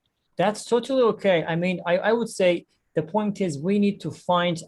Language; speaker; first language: English; non-native, fluent; Persian